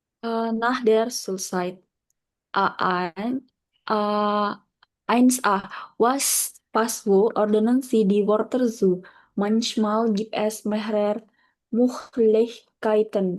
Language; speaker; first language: German; non-native, learner; Indonesian